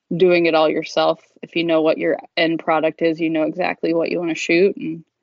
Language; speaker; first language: English; native; English